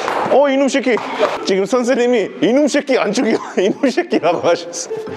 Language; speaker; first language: Korean; non-native, fluent; Hindi